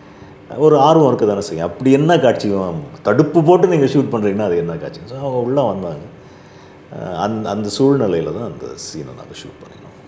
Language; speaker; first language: Tamil; native; Tamil